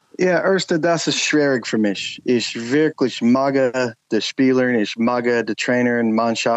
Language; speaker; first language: German; non-native, learner; English